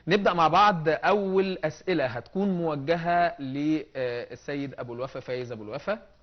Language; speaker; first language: Arabic; native; Arabic